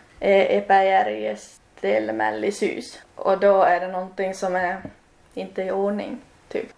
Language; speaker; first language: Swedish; non-native, local second language; Finnish